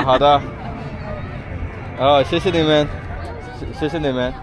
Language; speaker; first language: Chinese; non-native, learner; Rundi